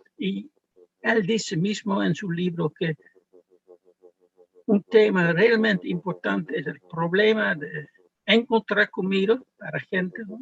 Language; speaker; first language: Spanish; non-native, fluent; Dutch